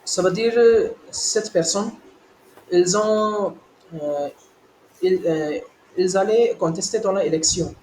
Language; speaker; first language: French; non-native, learner; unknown